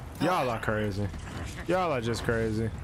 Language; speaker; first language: English; native; English